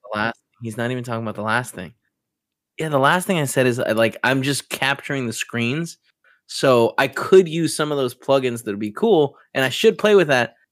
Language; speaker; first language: English; native; English